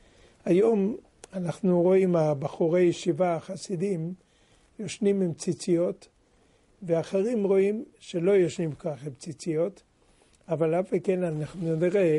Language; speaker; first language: Hebrew; non-native, fluent; French